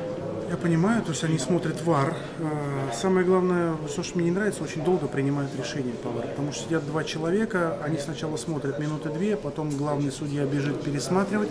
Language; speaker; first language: Russian; native; Russian